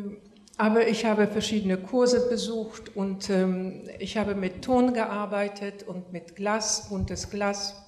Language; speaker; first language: German; non-native, fluent; Polish